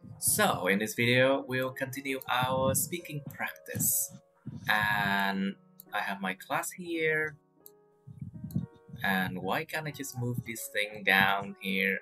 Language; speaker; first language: English; non-native, fluent; Vietnamese